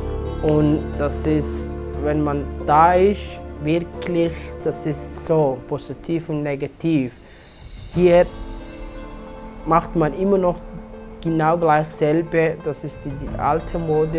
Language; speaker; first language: German; non-native, fluent; Somali